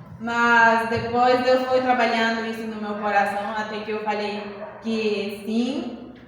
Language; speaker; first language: Portuguese; native; Portuguese